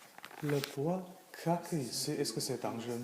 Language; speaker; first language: French; non-native, learner; Chinese